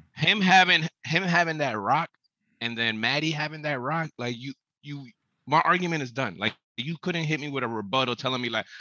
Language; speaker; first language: English; early bilingual, other home language; Spanish